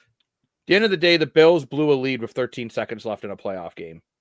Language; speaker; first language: English; native; English